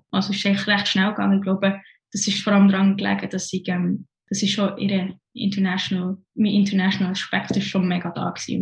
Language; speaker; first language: German; early bilingual, other home language; Arabic